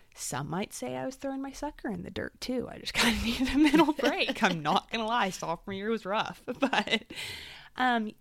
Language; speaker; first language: English; native; English